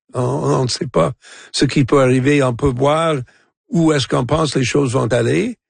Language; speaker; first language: French; non-native, local second language; English